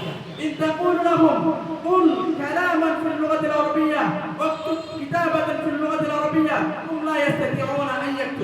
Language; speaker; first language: Arabic; non-native, fluent; Bangla